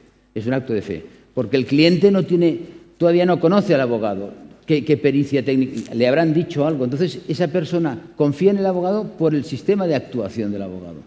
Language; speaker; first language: Spanish; native; Spanish